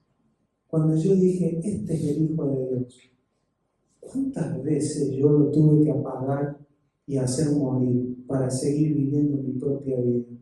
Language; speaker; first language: Spanish; native; Spanish